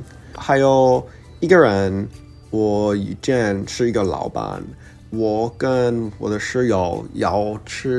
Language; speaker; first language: Chinese; early bilingual, heritage; English